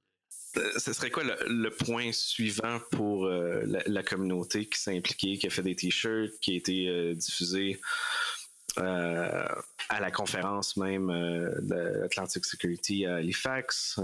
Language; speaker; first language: French; native; French